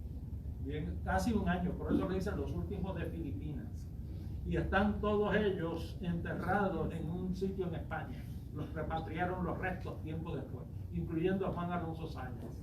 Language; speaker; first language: Spanish; native; Spanish